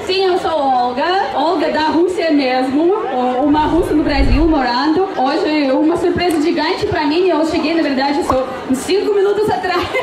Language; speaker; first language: Portuguese; non-native, fluent; Russian